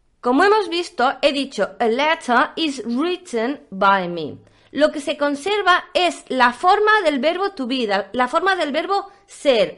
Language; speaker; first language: Spanish; native; Spanish